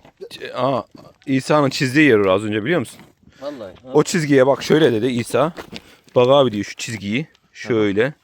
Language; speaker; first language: Turkish; native; Turkish